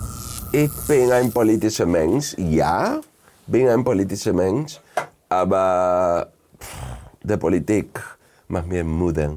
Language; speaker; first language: German; non-native, fluent; Spanish